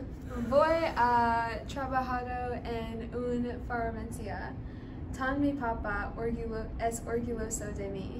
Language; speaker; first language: Spanish; non-native, learner; English